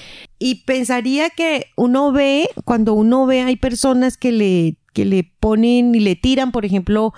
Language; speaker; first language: Spanish; native; Spanish